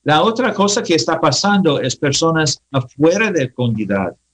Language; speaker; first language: Spanish; non-native, learner; English